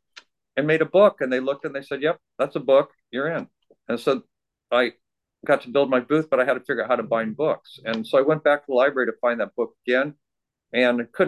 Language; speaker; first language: English; native; English